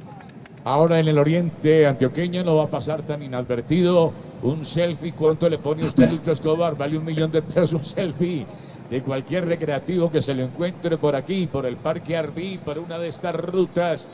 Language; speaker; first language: Spanish; native; Spanish